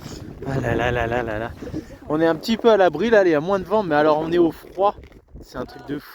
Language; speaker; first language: French; native; French